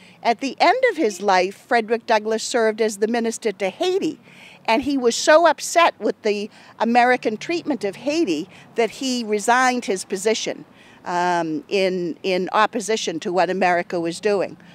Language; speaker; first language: English; native; English